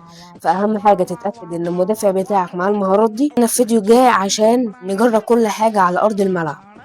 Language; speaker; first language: Arabic; native; Arabic